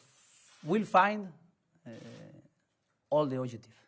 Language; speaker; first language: English; non-native, learner; Spanish